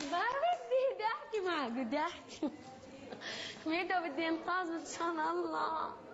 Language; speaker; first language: Arabic; native; Arabic